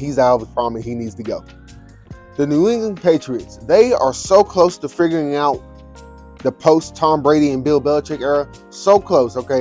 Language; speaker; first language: English; native; English